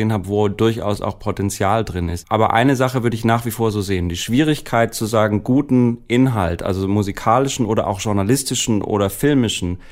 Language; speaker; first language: German; native; German